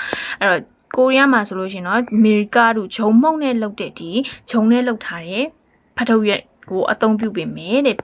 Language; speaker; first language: Korean; non-native, learner; Burmese